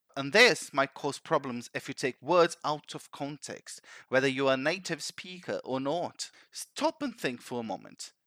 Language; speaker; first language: English; non-native, fluent; Portuguese